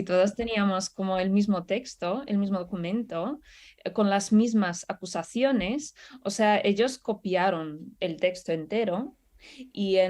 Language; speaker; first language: Spanish; non-native, fluent; Russian